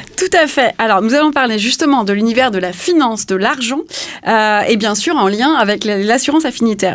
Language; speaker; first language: French; native; French